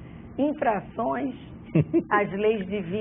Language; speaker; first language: Portuguese; native; Portuguese